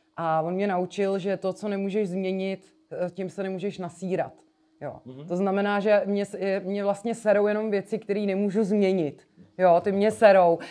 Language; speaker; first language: Czech; early bilingual, other home language; French